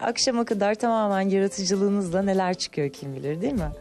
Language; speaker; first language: Turkish; native; Turkish